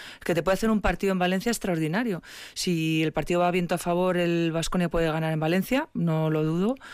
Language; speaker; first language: Spanish; native; Spanish